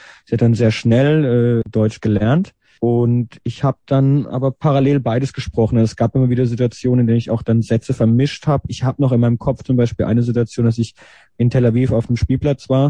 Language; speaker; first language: German; native; German